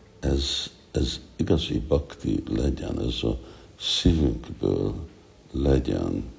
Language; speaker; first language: Hungarian; non-native, learner; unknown